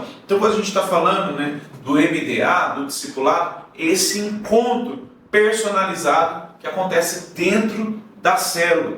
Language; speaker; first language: Portuguese; native; Portuguese